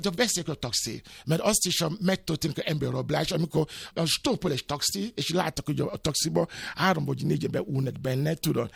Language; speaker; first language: Hungarian; non-native, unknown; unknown